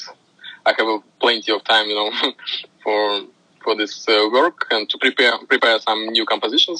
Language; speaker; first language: English; non-native, fluent; Russian